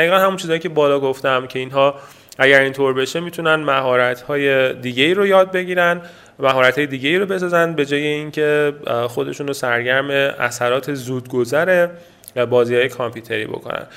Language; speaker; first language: Persian; native; Persian